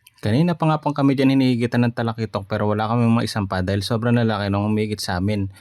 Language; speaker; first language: Filipino; native; Filipino